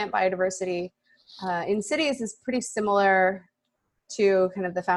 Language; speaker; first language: English; native; English